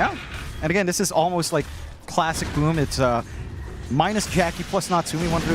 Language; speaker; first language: English; native; English